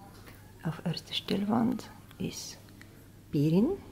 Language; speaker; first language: German; non-native, learner; Bulgarian